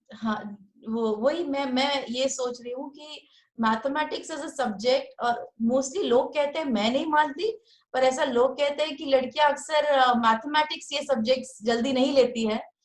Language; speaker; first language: Hindi; native; Hindi